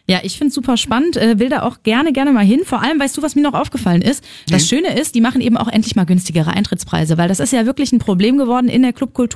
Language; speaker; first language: German; native; German